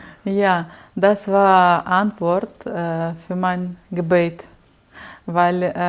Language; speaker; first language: German; non-native, learner; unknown